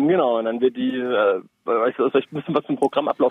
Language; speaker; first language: German; native; German